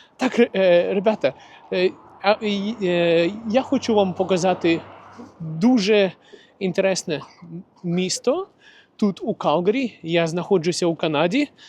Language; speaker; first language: Ukrainian; non-native, local second language; Russian